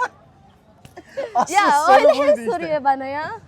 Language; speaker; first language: Turkish; non-native, fluent; Indonesian